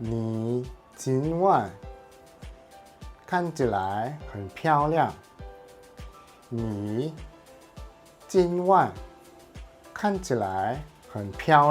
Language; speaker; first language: Chinese; non-native, learner; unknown